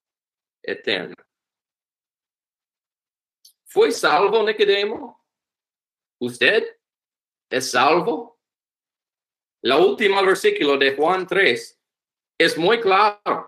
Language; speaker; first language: Spanish; non-native, learner; English